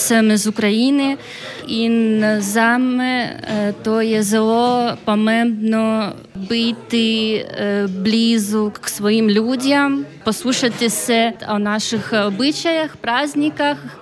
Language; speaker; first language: Slovenian; non-native, learner; Ukrainian